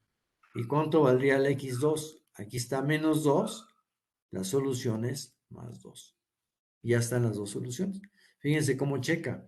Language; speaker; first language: Spanish; native; Spanish